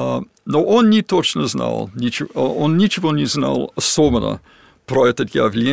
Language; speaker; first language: Russian; non-native, fluent; English